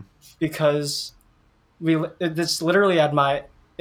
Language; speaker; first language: English; native; English